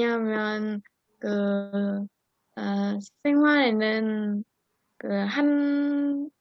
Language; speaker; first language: Korean; non-native, learner; Vietnamese